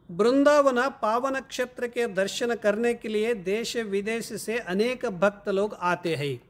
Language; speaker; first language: Hindi; non-native, local second language; Kannada